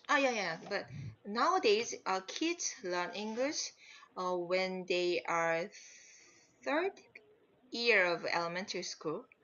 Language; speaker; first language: English; non-native, learner; Korean